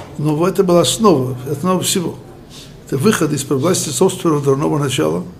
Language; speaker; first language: Russian; early bilingual, heritage; Russian